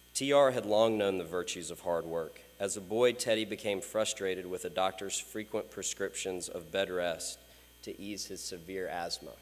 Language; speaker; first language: English; native; English